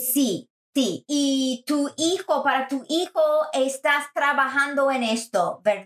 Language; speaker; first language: Spanish; non-native, fluent; English